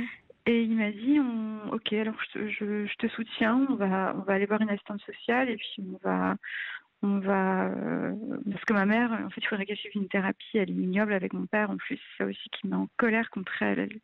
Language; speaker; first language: French; native; French